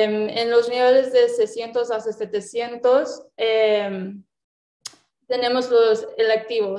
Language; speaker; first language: Spanish; non-native, fluent; English